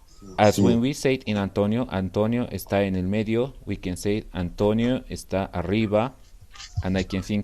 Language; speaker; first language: English; non-native, learner; Spanish